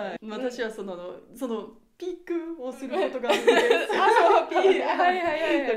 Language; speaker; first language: Japanese; non-native, learner; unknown